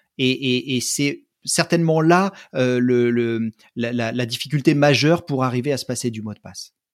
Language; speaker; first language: French; native; French